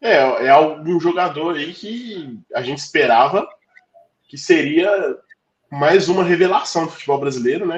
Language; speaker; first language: Portuguese; native; Portuguese